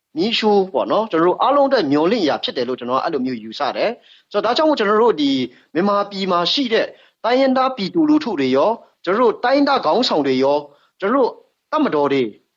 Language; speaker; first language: Burmese; non-native, local second language; Kachin